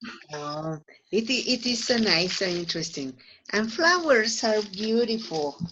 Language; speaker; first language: English; non-native, fluent; Spanish